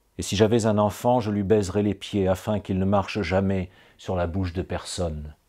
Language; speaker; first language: French; native; French